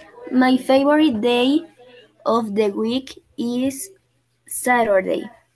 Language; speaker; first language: English; non-native, learner; Spanish